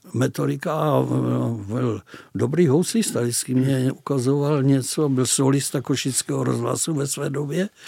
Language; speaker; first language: Czech; non-native, local second language; Slovak